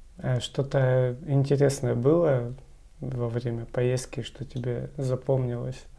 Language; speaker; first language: Russian; native; Russian